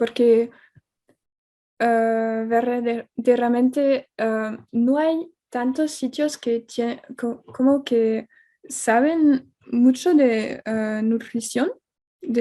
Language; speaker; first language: Spanish; non-native, fluent; French